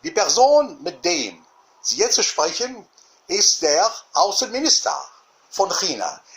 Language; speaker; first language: German; non-native, learner; Arabic